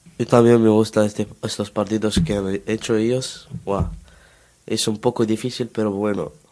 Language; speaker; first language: Spanish; non-native, learner; Arabic